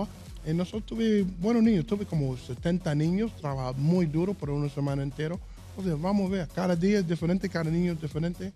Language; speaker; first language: Spanish; non-native, learner; English